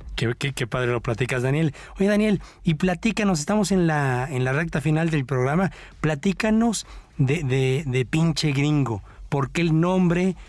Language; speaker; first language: Spanish; native; Spanish